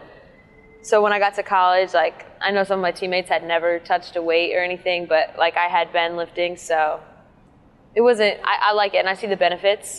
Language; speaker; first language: English; native; English